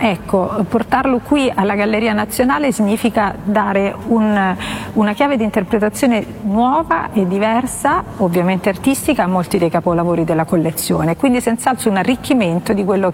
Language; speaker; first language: Italian; native; Italian